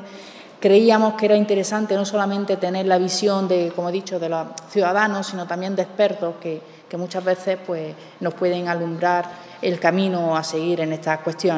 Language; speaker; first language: Spanish; native; Spanish